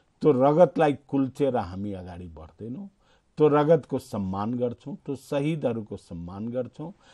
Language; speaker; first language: Nepali; non-native, local second language; Maithili